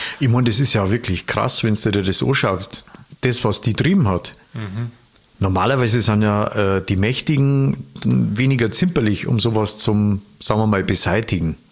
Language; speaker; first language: German; native; German